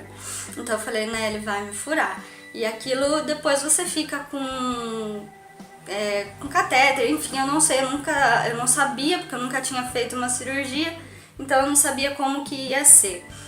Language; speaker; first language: Portuguese; native; Portuguese